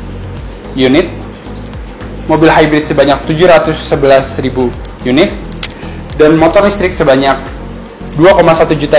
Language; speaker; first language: Indonesian; native; Indonesian